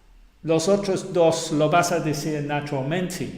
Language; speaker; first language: Spanish; non-native, fluent; English